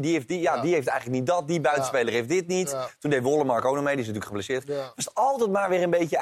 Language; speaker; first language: Dutch; native; Dutch